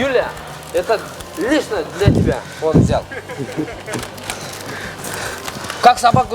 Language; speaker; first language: Russian; non-native, local second language; Kyrgyz